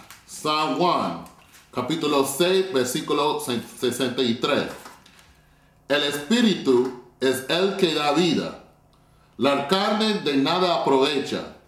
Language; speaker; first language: Spanish; non-native, fluent; English